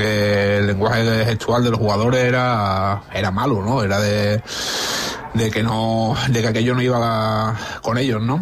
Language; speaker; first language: Spanish; native; Spanish